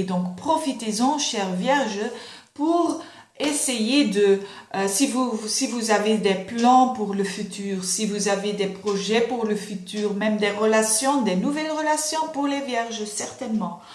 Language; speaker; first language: French; non-native, fluent; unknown